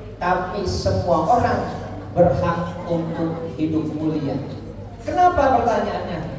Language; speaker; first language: Indonesian; non-native, local second language; Javanese